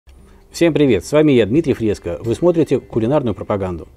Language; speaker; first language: Russian; native; Russian